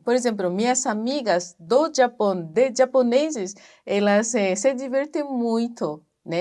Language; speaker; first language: Portuguese; non-native, fluent; Japanese